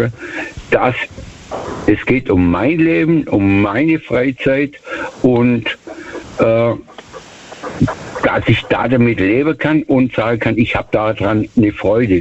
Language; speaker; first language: German; native; German